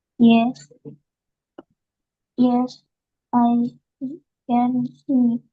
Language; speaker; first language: English; non-native, learner; Indonesian